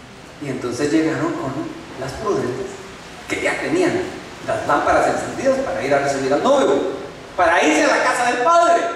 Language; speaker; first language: Spanish; native; Spanish